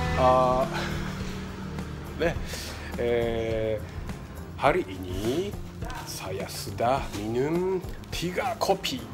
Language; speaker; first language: Indonesian; non-native, learner; Japanese